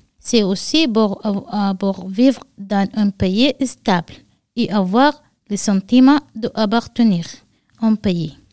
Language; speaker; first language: French; non-native, learner; Arabic